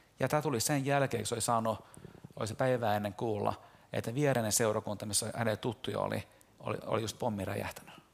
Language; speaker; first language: Finnish; early bilingual, heritage; Finnish